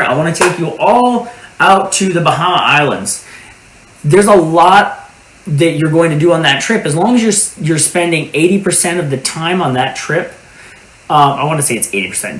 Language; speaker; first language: English; native; English